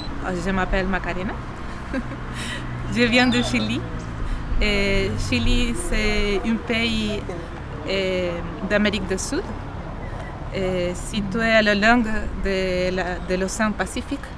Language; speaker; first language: French; non-native, learner; Spanish